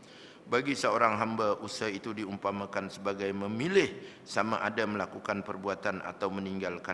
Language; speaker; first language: Malay; native; Malay